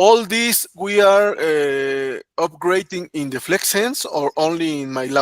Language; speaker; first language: English; non-native, learner; Spanish